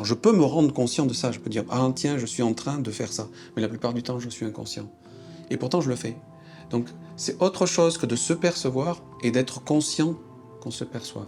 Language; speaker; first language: French; native; French